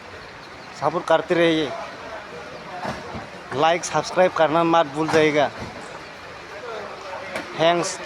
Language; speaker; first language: Hindi; non-native, local second language; Kok Borok